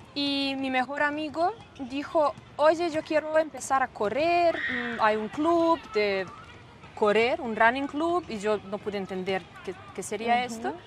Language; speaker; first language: Spanish; non-native, fluent; Serbian